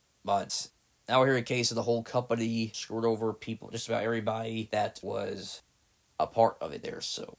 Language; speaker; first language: English; native; English